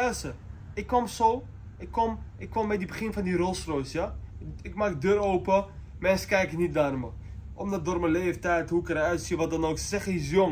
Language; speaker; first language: Dutch; early bilingual, other home language; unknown